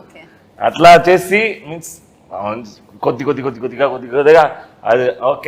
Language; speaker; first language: Telugu; non-native, learner; Tamil